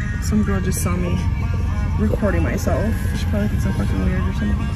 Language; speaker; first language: English; early bilingual, other home language; Spanish